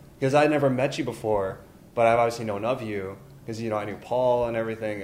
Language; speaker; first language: English; native; English